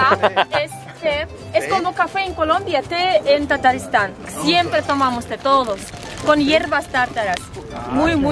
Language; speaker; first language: Spanish; non-native, learner; Tatar